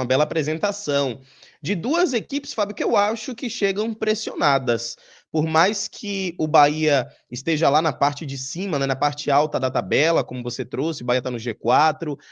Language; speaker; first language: Portuguese; native; Portuguese